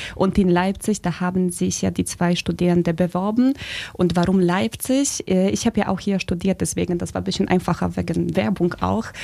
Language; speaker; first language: German; non-native, fluent; Polish